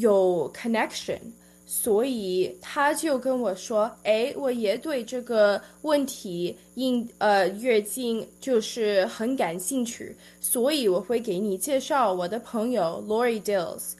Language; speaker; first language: Chinese; early bilingual, heritage; Chinese